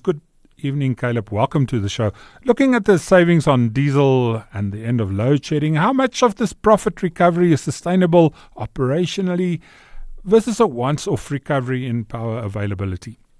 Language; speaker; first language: English; non-native, local second language; Afrikaans